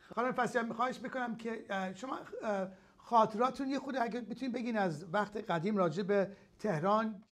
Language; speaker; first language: Persian; early bilingual, heritage; Persian